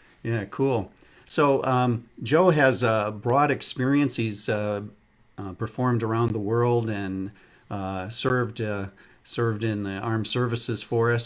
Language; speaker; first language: English; native; English